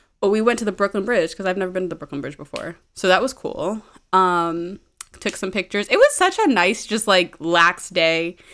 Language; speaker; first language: English; early bilingual, other home language; Amharic